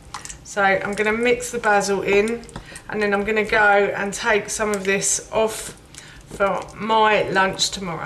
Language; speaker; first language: English; native; English